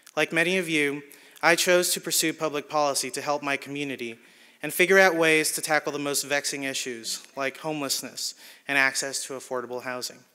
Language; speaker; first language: English; early bilingual, other home language; Spanish